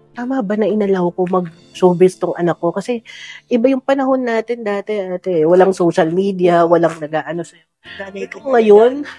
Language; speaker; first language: Filipino; native; Filipino